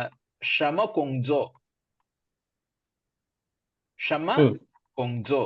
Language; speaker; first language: Chinese; non-native, fluent; Tamil